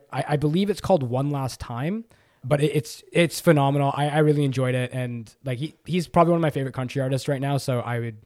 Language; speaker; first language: English; native; English